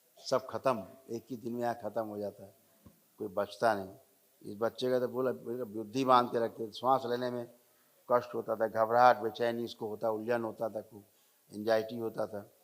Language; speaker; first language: Hindi; native; Hindi